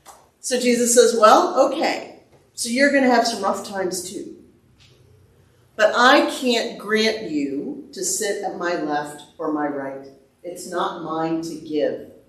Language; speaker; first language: English; native; English